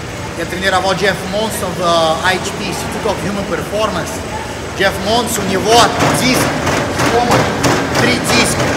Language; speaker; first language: Russian; non-native, learner; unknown